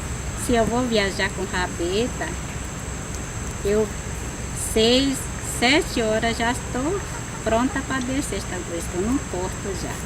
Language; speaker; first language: Portuguese; non-native, local second language; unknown